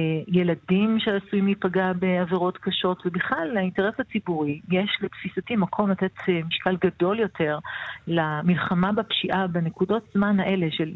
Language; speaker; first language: Hebrew; native; Hebrew